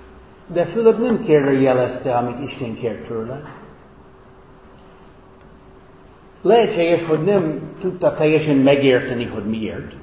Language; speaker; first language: Hungarian; non-native, fluent; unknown